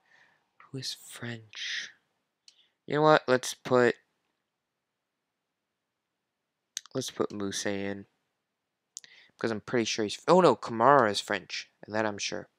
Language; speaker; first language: English; non-native, fluent; French